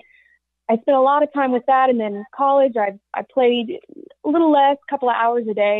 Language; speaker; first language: English; native; English